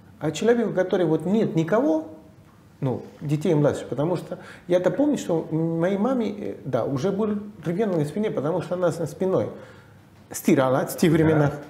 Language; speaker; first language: Russian; non-native, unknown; Spanish